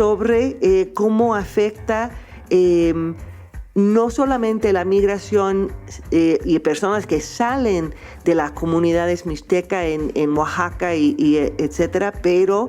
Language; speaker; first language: Spanish; non-native, fluent; English